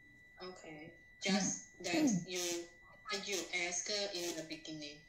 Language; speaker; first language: English; non-native, learner; Chinese